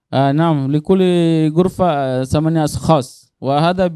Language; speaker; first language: Arabic; non-native, learner; Indonesian